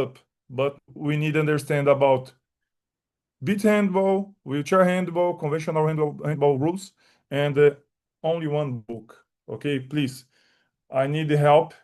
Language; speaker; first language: English; non-native, learner; Portuguese